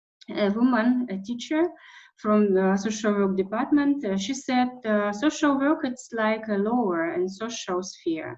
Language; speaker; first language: English; non-native, fluent; Russian